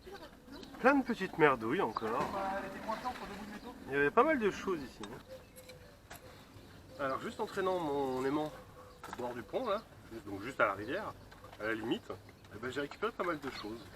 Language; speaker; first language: French; native; French